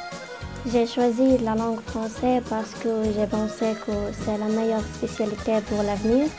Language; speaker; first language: French; non-native, learner; Arabic